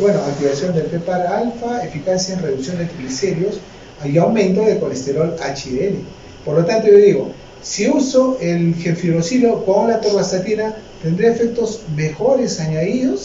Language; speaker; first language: Spanish; native; Spanish